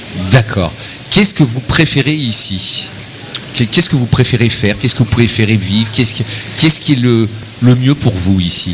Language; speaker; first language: French; native; French